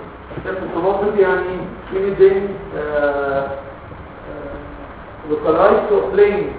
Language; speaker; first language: Arabic; native; Arabic